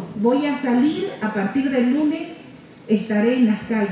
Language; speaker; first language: Spanish; native; Spanish